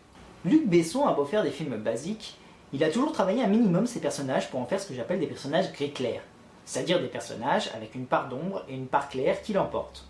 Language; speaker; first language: French; native; French